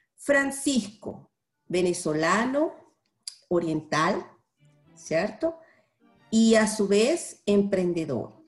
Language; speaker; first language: Spanish; native; Spanish